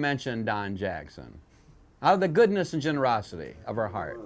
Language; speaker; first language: English; native; English